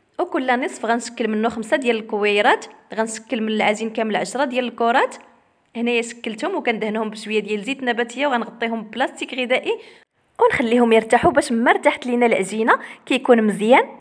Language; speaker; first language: Arabic; native; Arabic